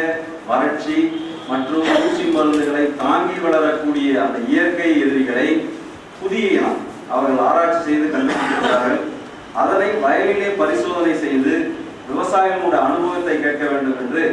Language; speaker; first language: Tamil; native; Tamil